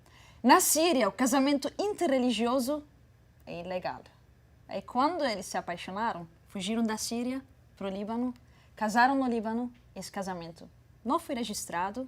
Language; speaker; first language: Portuguese; non-native, fluent; Arabic